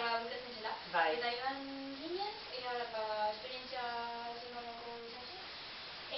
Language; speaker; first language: Basque; non-native, local second language; Spanish